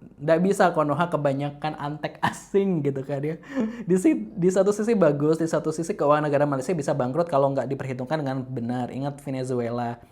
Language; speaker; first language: Indonesian; native; Indonesian